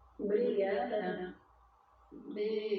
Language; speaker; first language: Portuguese; non-native, fluent; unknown